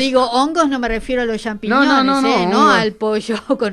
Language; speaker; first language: Spanish; native; Spanish